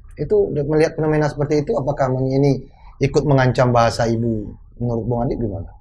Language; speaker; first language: Indonesian; non-native, local second language; Minangkabau